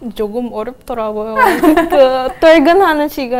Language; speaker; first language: Korean; non-native, fluent; Indonesian